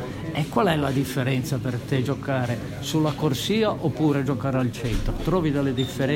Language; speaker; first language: Italian; native; Italian